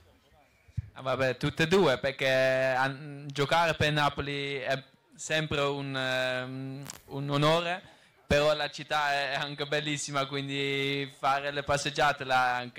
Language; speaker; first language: Italian; native; Italian